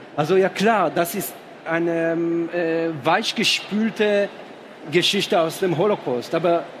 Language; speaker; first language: German; non-native, fluent; Hebrew